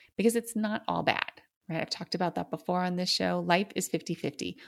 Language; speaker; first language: English; native; English